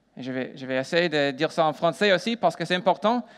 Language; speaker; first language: French; non-native, learner; English